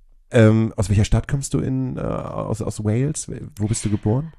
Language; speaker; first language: German; native; German